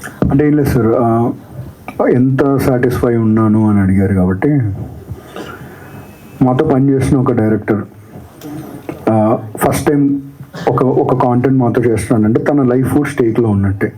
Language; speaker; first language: Telugu; native; Telugu